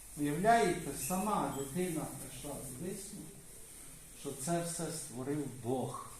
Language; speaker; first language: Ukrainian; native; Ukrainian